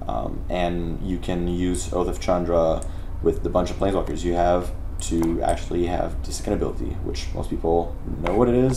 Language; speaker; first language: English; non-native, local second language; French